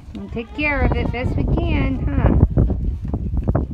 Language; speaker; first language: English; native; English